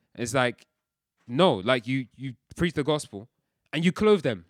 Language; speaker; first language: English; early bilingual, other home language; Yoruba